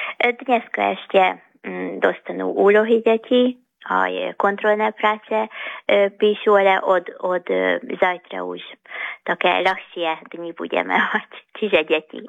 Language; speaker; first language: Slovak; early bilingual, heritage; Slovak